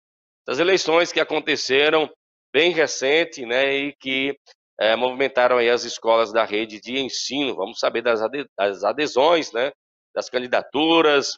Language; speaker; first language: Portuguese; native; Portuguese